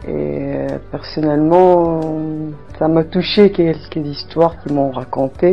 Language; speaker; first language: French; non-native, learner; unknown